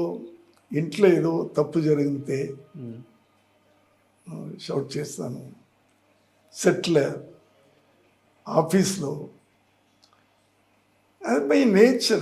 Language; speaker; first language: Telugu; non-native, learner; Tamil